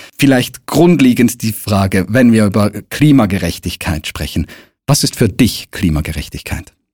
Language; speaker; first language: German; native; German